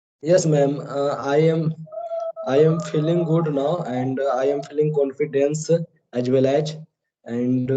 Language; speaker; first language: English; non-native, learner; Hindi